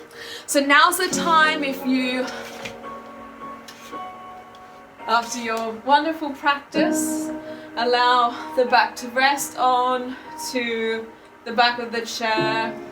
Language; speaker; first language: English; native; English